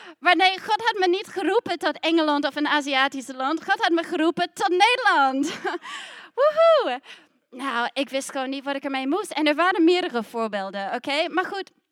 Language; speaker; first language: Dutch; non-native, fluent; English